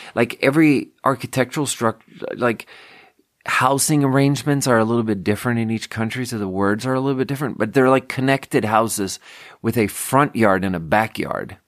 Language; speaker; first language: English; native; English